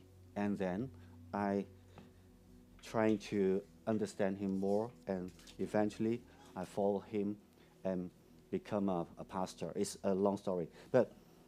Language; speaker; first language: English; non-native, local second language; Cantonese